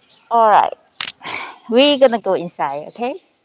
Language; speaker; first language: English; non-native, learner; Thai